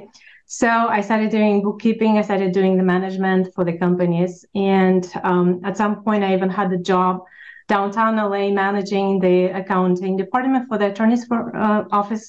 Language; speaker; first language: English; non-native, fluent; Russian